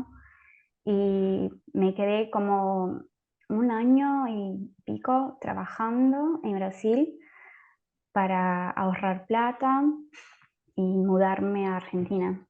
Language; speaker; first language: Spanish; native; Spanish